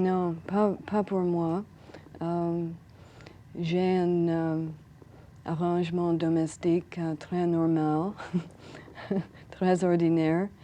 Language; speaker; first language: French; non-native, learner; English